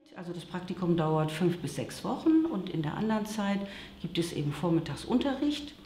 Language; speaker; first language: German; native; German